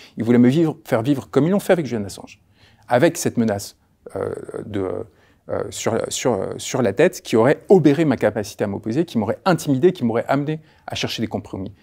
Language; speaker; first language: French; early bilingual, other home language; Spanish